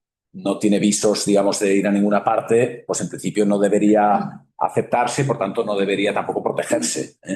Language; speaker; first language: Spanish; native; Spanish